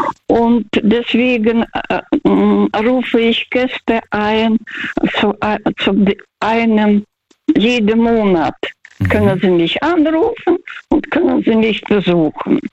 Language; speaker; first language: German; early bilingual, heritage; Russian